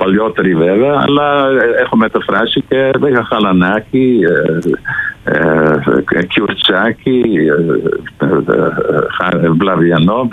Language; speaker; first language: Greek; non-native, fluent; Dutch